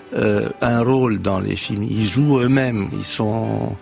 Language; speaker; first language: French; non-native, fluent; Romanian